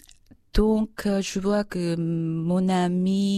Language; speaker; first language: French; non-native, fluent; Korean